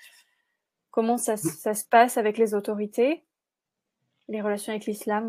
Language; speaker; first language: French; native; French